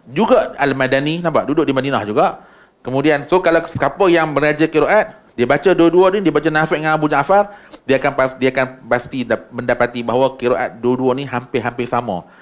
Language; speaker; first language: Malay; native; Malay